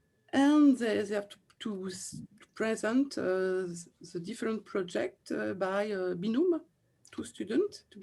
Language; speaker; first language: English; non-native, fluent; French